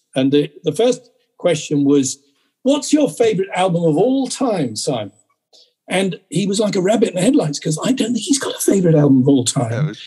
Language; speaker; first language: English; native; English